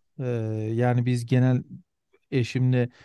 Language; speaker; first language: Turkish; native; Turkish